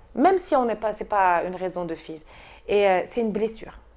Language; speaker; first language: French; non-native, local second language; Arabic